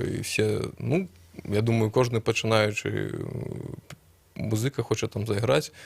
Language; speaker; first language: Belarusian; non-native, local second language; Russian